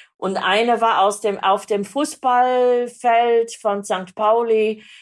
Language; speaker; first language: German; non-native, fluent; English